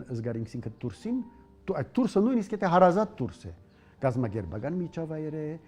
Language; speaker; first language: Armenian; early bilingual, heritage; Armenian